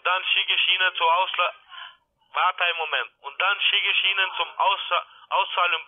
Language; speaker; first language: German; non-native, learner; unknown